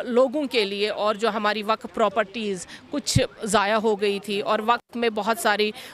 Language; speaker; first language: Hindi; non-native, local second language; Kashmiri